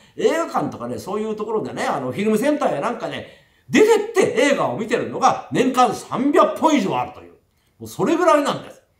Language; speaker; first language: Japanese; native; Japanese